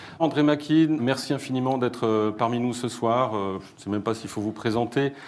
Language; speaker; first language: French; native; French